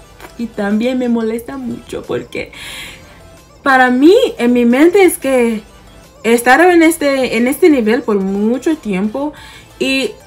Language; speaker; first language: Spanish; non-native, fluent; English